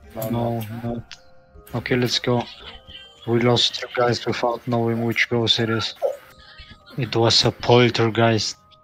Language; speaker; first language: English; non-native, learner; German